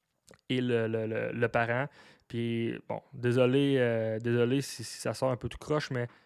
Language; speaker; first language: French; native; French